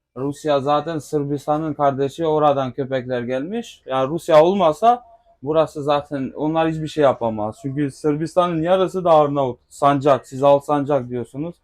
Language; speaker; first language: Turkish; non-native, local second language; Albanian